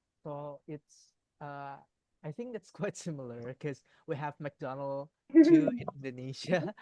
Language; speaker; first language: English; non-native, learner; Indonesian